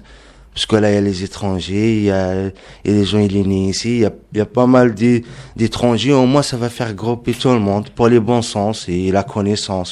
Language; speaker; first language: French; non-native, learner; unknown